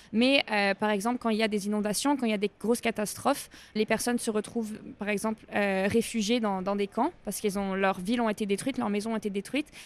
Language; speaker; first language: French; native; French